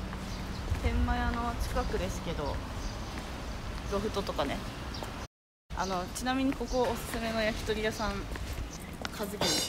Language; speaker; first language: Japanese; native; Japanese